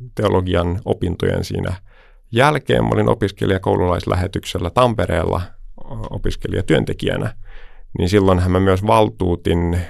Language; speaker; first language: Finnish; early bilingual, heritage; Finnish